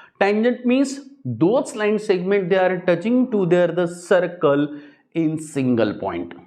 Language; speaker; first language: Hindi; non-native, local second language; Marathi